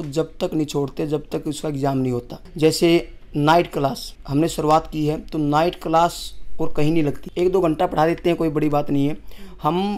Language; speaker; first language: Hindi; native; Hindi